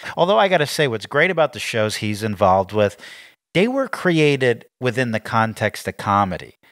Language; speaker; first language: English; native; English